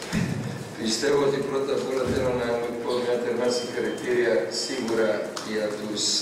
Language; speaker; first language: Greek; non-native, fluent; Serbian